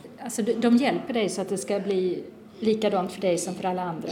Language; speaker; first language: Swedish; native; Swedish